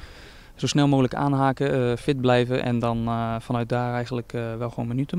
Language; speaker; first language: Dutch; native; Dutch